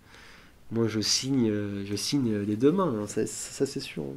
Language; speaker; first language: French; native; French